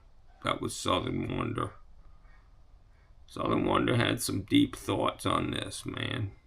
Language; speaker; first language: English; native; English